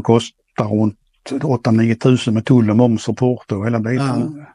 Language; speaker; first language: Swedish; native; Swedish